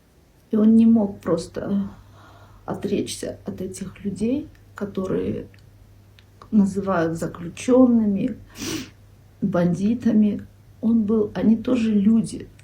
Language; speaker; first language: Russian; non-native, local second language; Kyrgyz